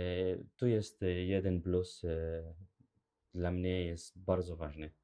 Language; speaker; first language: Polish; non-native, learner; Arabic